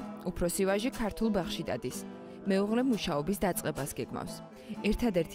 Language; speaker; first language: Georgian; native; Georgian